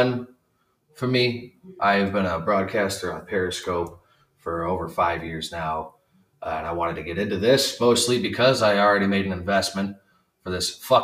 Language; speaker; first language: English; native; English